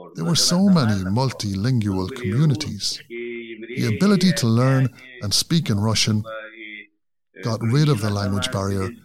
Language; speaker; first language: English; non-native, fluent; Azerbaijani